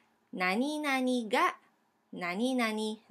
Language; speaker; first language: Japanese; non-native, fluent; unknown